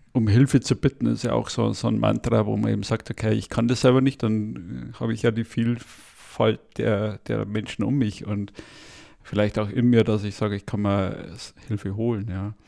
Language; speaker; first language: German; native; German